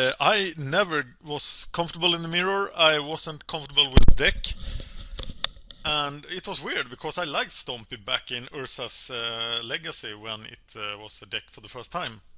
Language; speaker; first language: English; non-native, fluent; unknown